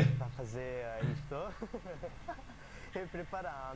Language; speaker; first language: Portuguese; non-native, learner; English